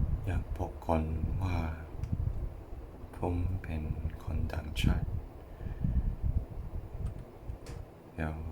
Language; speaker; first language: Thai; non-native, learner; English